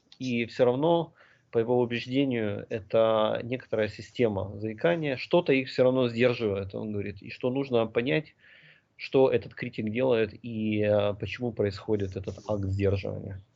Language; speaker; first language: Russian; native; Russian